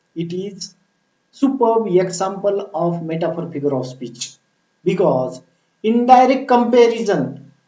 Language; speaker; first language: English; non-native, local second language; Marathi